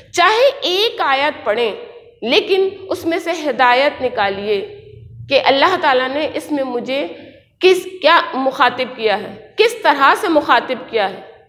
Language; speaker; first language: Urdu; native; Urdu